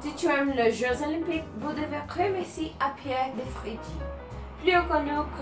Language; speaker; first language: French; non-native, learner; Portuguese